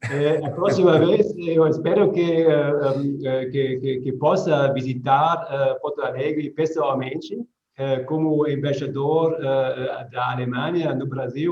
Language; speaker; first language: Portuguese; non-native, learner; German